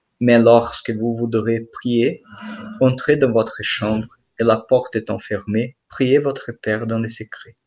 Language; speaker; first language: French; non-native, fluent; Portuguese